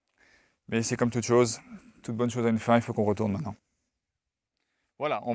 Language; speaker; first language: French; native; French